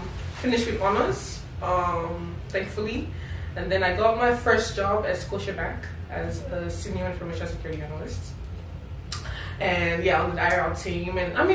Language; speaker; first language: English; non-native, local second language; Igbo